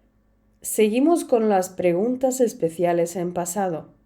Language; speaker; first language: Spanish; non-native, fluent; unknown